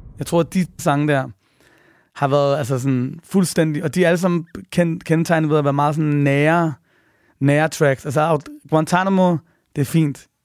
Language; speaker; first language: Danish; early bilingual, other home language; Persian